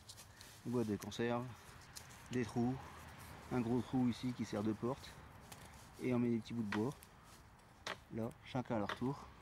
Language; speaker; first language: French; native; French